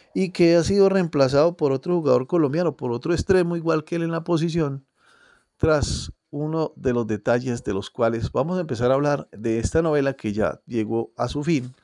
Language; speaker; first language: Spanish; native; Spanish